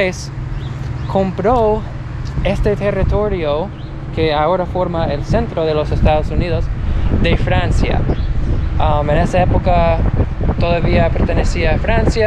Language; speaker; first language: Spanish; non-native, fluent; English